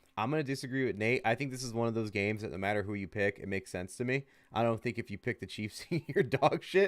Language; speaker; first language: English; native; English